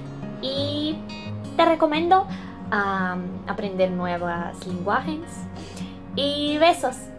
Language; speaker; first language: Spanish; early bilingual, heritage; Portuguese